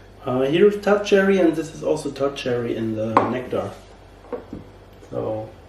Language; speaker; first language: English; non-native, learner; German